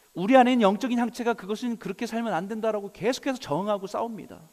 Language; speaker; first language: Korean; native; Korean